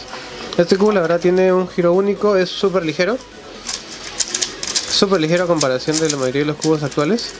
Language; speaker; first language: Spanish; native; Spanish